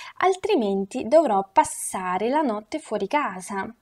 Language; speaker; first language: Italian; non-native, fluent; Russian